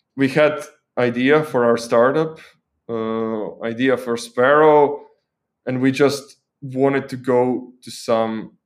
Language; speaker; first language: English; non-native, fluent; Croatian